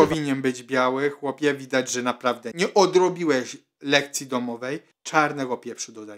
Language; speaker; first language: Polish; non-native, fluent; Italian